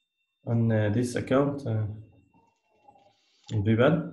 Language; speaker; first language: English; non-native, learner; Arabic